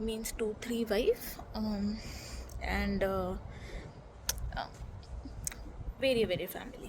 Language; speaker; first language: Telugu; non-native, learner; Marathi